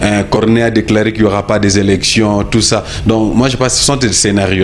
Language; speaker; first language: French; non-native, local second language; Lingala